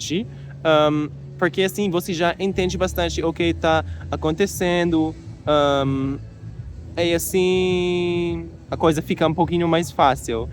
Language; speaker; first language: Portuguese; non-native, learner; English